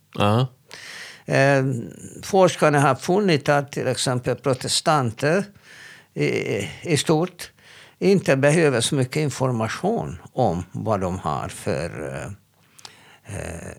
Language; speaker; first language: Swedish; non-native, fluent; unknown